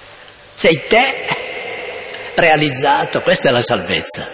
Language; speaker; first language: Italian; native; Italian